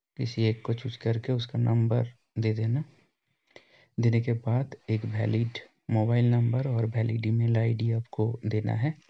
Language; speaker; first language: Hindi; non-native, local second language; Bangla